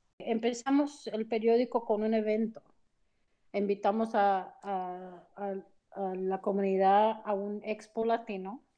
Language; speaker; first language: Spanish; early bilingual, heritage; Spanish